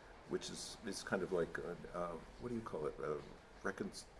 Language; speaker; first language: English; native; English